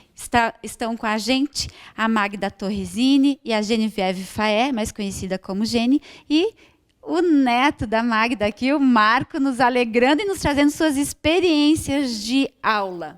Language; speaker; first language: Portuguese; native; Portuguese